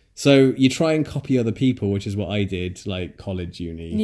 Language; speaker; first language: English; native; English